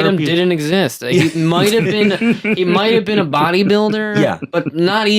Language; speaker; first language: English; native; English